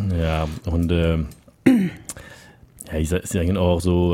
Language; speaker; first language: German; non-native, learner; French